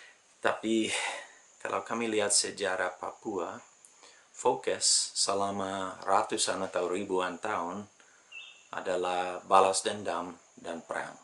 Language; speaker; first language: Indonesian; non-native, fluent; English